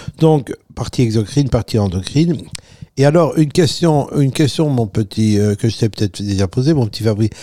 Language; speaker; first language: French; non-native, fluent; Italian